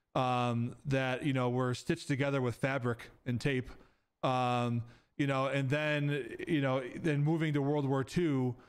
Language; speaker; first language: English; native; English